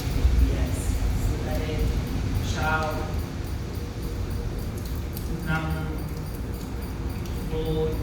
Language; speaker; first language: Vietnamese; non-native, fluent; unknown